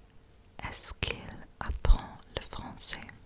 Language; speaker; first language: French; non-native, learner; English